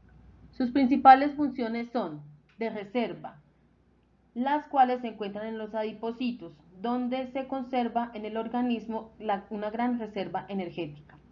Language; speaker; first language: Spanish; native; Spanish